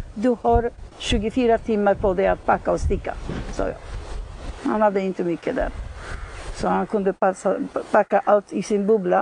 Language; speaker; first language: Swedish; non-native, fluent; Polish